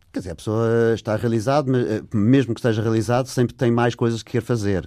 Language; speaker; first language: Portuguese; non-native, fluent; English